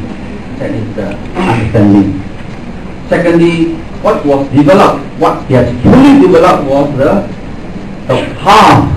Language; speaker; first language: English; non-native, local second language; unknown